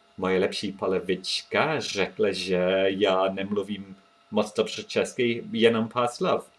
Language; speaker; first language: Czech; non-native, learner; English